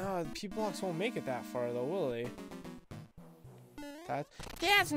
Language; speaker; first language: English; native; English